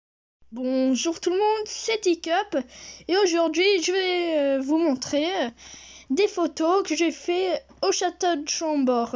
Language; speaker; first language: French; early bilingual, heritage; French